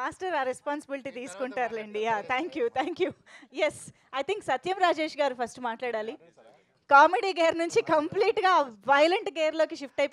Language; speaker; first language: Telugu; native; Telugu